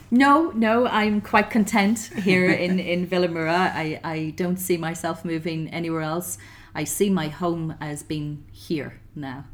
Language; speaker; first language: English; native; English